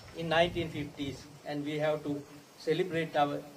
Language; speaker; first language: English; non-native, local second language; Sinhala